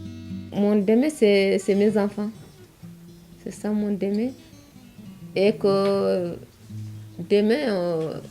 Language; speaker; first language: French; non-native, learner; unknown